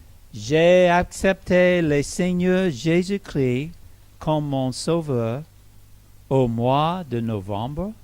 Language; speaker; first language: French; non-native, learner; English